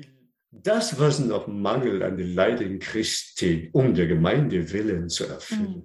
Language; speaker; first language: German; non-native, learner; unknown